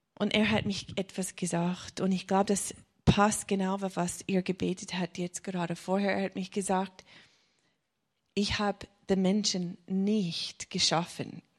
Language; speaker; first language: German; non-native, fluent; English